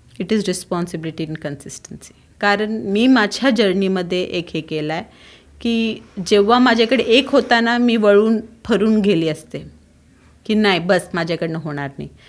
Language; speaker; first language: Marathi; non-native, local second language; Tulu